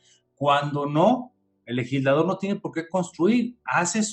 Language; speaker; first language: Spanish; native; Spanish